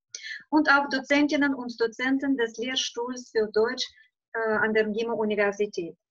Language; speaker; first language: German; non-native, fluent; Russian